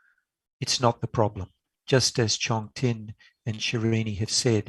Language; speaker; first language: English; native; English